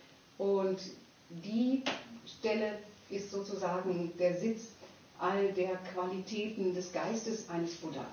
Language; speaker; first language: German; native; German